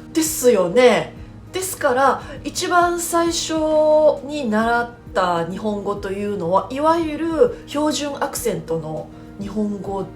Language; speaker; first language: Japanese; native; Japanese